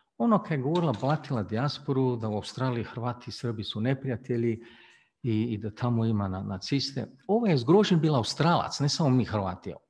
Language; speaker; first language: Bosnian; early bilingual, heritage; Croatian